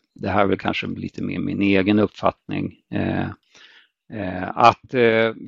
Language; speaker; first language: Swedish; native; Swedish